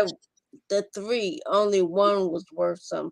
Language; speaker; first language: English; native; English